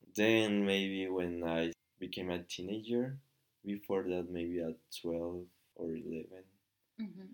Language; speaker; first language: English; non-native, fluent; Spanish